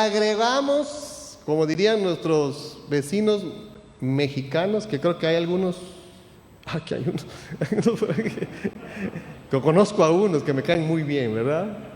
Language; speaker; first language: Spanish; native; Spanish